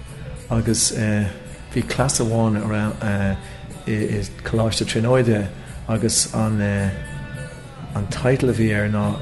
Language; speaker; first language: Irish; non-native, local second language; English